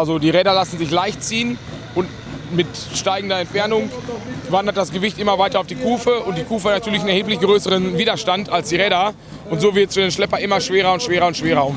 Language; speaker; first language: German; native; German